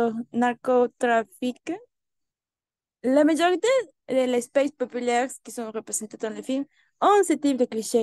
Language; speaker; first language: French; non-native, learner; Spanish